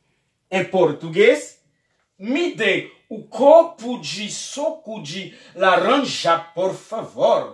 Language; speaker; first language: Portuguese; non-native, learner; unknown